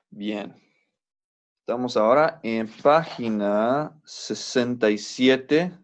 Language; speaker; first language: Spanish; non-native, fluent; English